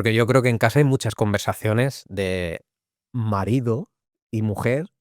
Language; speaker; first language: Spanish; native; Spanish